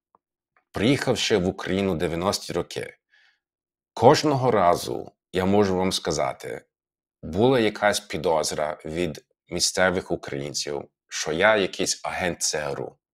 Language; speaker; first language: Ukrainian; non-native, fluent; English